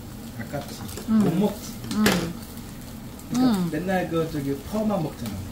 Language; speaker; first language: Korean; native; Korean